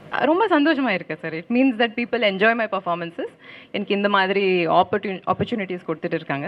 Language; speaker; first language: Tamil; non-native, learner; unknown